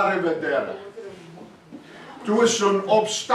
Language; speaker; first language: Romanian; non-native, learner; English